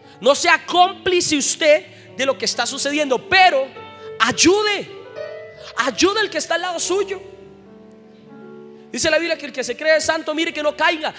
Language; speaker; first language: Spanish; native; Spanish